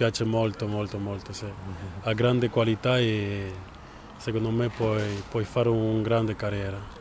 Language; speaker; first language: Italian; non-native, fluent; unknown